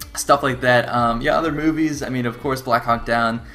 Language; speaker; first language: English; native; English